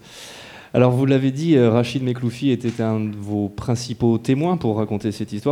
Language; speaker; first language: French; native; French